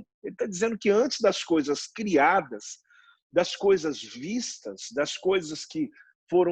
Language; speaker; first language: Portuguese; native; Portuguese